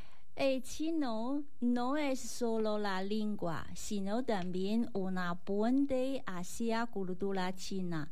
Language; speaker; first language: Spanish; non-native, learner; Chinese